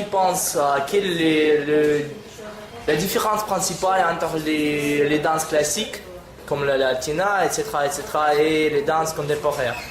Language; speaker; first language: French; non-native, learner; Russian